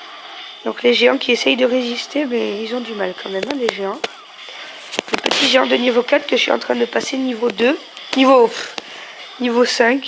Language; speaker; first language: French; native; French